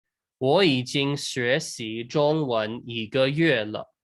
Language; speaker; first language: Chinese; non-native, fluent; English